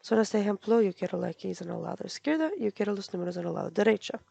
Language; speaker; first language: Spanish; non-native, learner; English